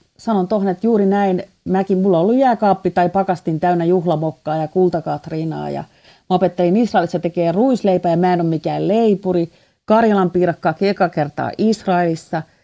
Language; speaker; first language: Finnish; native; Finnish